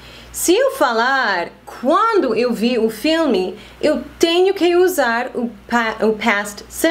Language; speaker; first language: Portuguese; non-native, fluent; English